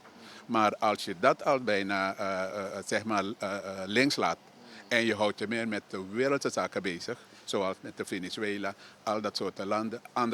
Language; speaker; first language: Dutch; native; Dutch